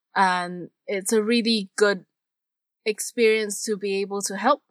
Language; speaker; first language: English; non-native, local second language; Cantonese